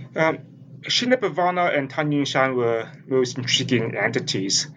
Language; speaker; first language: English; non-native, local second language; Cantonese